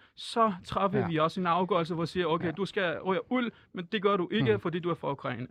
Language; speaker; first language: Danish; non-native, fluent; Persian